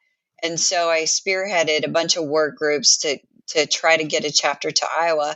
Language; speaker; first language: English; native; English